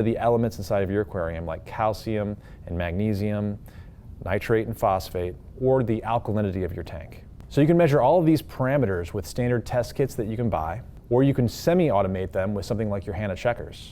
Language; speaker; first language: English; native; English